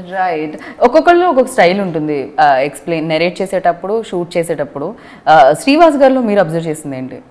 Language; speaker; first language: Telugu; native; Telugu